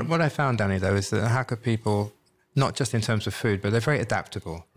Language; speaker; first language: English; native; English